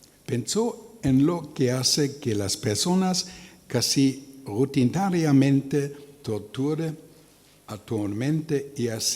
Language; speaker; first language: Spanish; non-native, learner; German